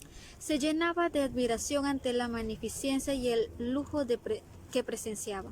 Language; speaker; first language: Spanish; native; Spanish